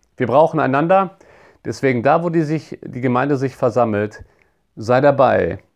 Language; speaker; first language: German; native; German